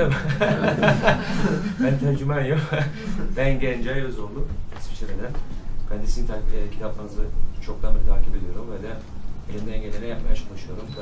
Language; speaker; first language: Turkish; native; Turkish